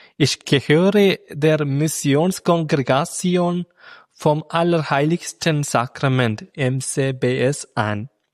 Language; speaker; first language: German; non-native, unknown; Malayalam